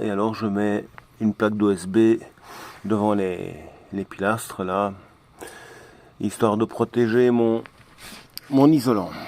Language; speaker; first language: French; native; French